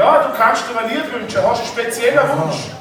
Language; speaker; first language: German; native; German